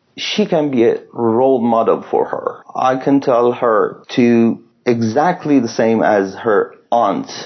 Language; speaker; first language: English; non-native, fluent; Persian